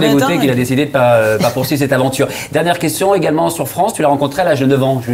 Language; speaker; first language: French; native; French